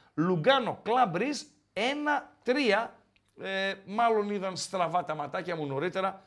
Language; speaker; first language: Greek; native; Greek